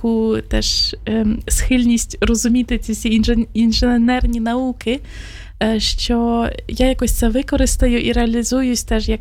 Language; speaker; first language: Ukrainian; native; Ukrainian